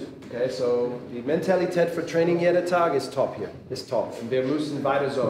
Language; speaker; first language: German; non-native, learner; English